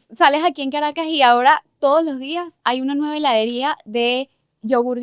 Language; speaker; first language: Spanish; native; Spanish